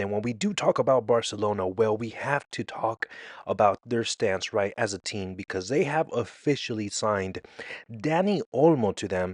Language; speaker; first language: English; native; English